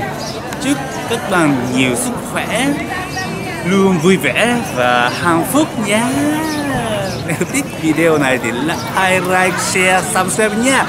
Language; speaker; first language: Vietnamese; non-native, learner; Japanese